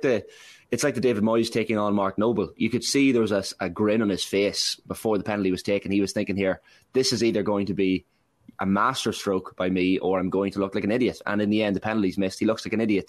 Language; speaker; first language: English; native; English